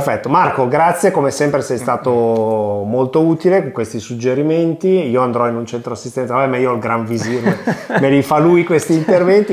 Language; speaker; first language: Italian; native; Italian